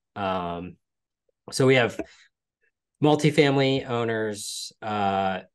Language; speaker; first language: English; native; English